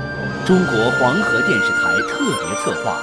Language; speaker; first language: Chinese; native; Chinese